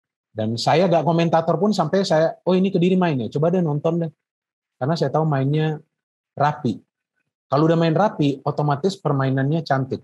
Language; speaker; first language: Indonesian; native; Indonesian